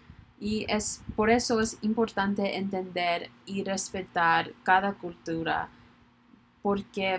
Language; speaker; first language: Spanish; non-native, learner; English